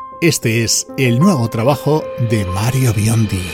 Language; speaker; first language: Spanish; native; Spanish